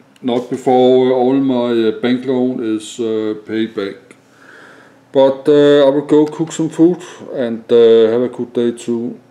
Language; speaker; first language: English; non-native, learner; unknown